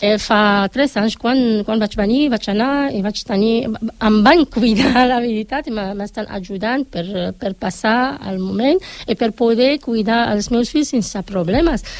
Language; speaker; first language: Catalan; non-native, fluent; Arabic